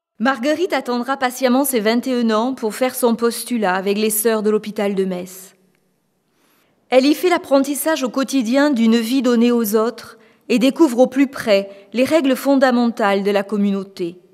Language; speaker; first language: French; native; French